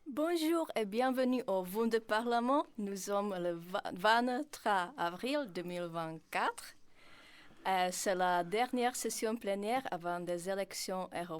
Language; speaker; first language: French; non-native, fluent; Czech